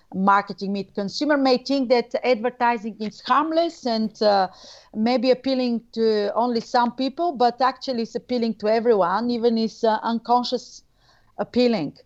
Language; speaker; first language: English; non-native, fluent; Bulgarian